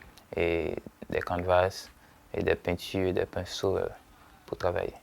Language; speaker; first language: French; non-native, local second language; Haitian Creole